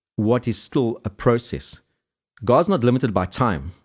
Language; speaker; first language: English; native; English